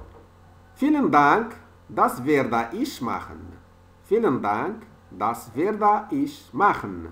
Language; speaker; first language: German; non-native, learner; French